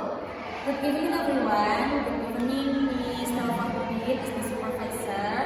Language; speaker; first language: English; non-native, learner; Indonesian